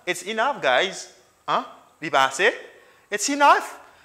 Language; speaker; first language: English; non-native, fluent; Haitian Creole